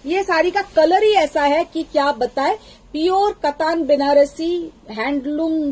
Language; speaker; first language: Hindi; non-native, local second language; Bangla